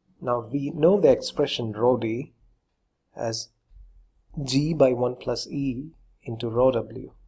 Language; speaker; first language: English; non-native, local second language; Malayalam